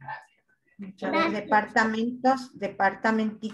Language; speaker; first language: Spanish; native; Spanish